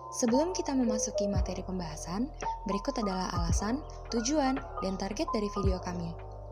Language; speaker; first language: Indonesian; native; Indonesian